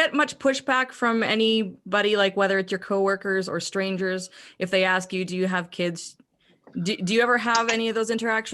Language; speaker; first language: English; native; English